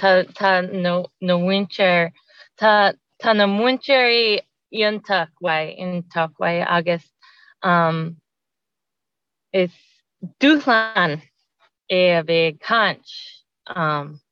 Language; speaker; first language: Irish; non-native, learner; English